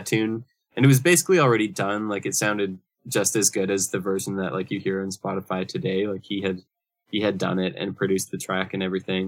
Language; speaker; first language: English; native; English